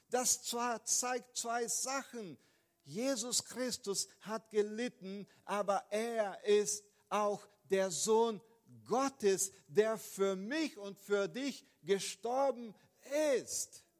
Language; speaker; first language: German; non-native, fluent; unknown